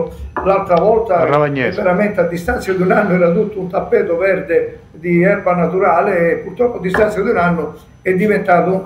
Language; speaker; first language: Italian; native; Italian